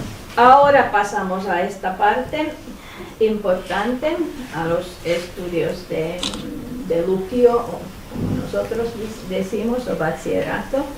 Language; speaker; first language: Spanish; non-native, fluent; Finnish